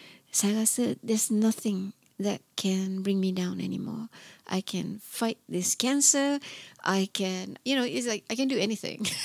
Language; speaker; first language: English; non-native, local second language; Malay